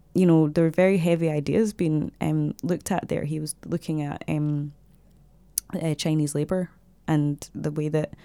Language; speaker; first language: English; native; English